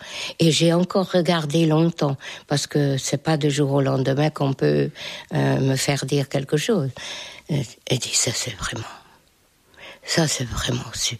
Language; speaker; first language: French; non-native, fluent; Hungarian